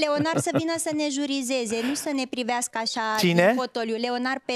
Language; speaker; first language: Romanian; native; Romanian